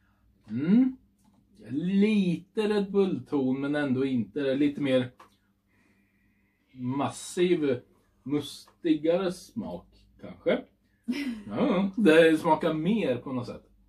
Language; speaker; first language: Swedish; native; Swedish